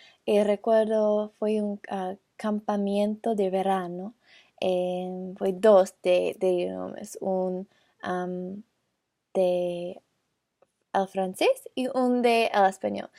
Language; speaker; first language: Spanish; non-native, learner; English